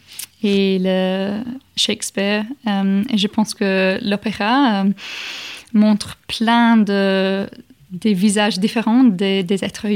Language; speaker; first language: French; non-native, fluent; English